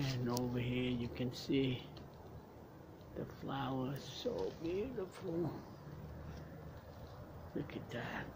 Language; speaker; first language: English; non-native, learner; Vietnamese